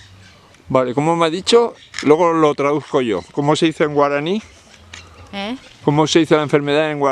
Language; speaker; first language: Spanish; native; Spanish